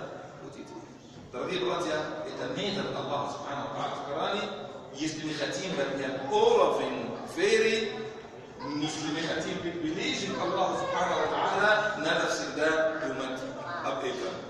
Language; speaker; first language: Russian; non-native, fluent; Arabic